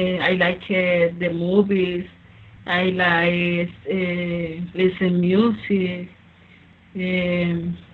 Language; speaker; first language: English; non-native, learner; Spanish